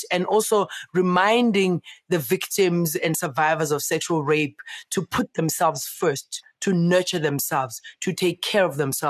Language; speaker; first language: English; non-native, local second language; Zulu